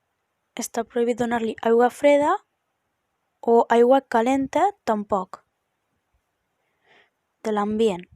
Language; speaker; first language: Catalan; native; Catalan